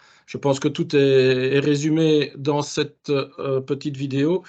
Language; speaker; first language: French; native; French